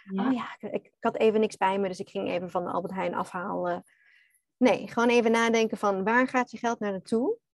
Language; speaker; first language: Dutch; non-native, fluent; English